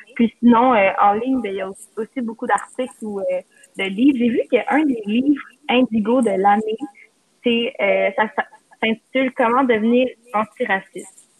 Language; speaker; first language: French; native; French